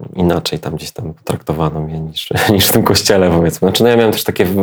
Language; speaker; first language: Polish; native; Polish